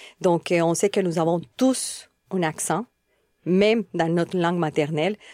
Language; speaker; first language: French; non-native, fluent; Spanish